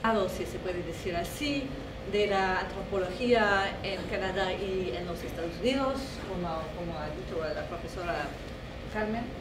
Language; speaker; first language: Spanish; non-native, fluent; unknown